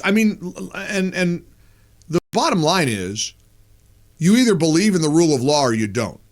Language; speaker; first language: English; native; English